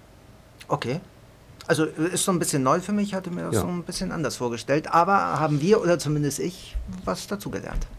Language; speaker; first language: German; native; German